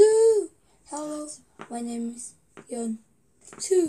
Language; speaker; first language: English; non-native, learner; Korean